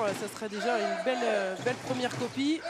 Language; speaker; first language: French; native; French